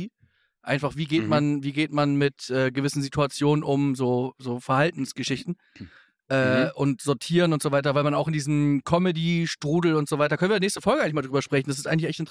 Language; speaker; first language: German; native; German